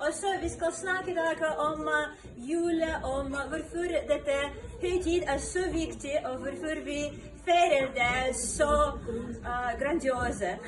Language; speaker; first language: Norwegian; non-native, learner; Ukrainian